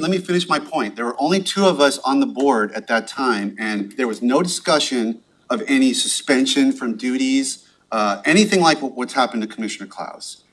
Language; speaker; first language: English; native; English